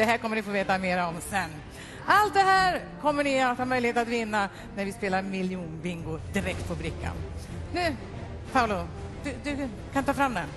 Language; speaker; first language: Swedish; native; Swedish